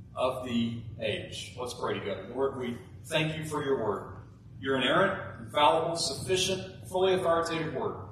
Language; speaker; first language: English; native; English